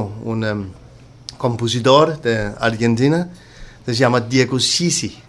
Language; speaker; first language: Spanish; non-native, learner; Danish